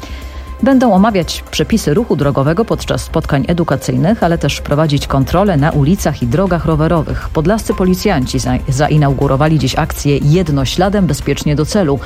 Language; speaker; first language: Polish; native; Polish